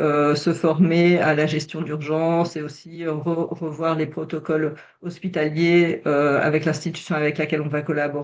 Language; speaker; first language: French; native; French